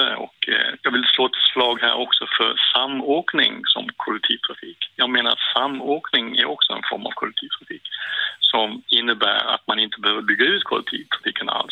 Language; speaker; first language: Swedish; native; Swedish